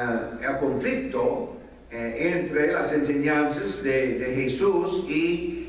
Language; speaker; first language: Spanish; non-native, fluent; English